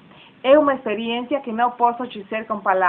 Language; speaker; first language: Portuguese; non-native, learner; Spanish